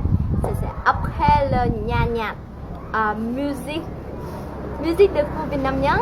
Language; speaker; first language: French; non-native, learner; Vietnamese